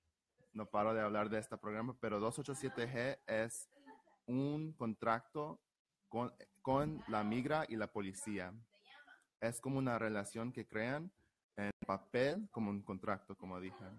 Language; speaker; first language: Spanish; early bilingual, heritage; Spanish